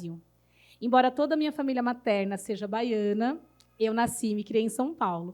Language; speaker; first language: Portuguese; native; Portuguese